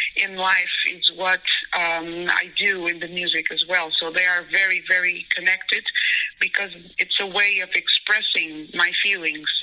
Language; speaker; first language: English; non-native, fluent; Portuguese